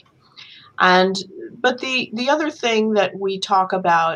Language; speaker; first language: English; native; English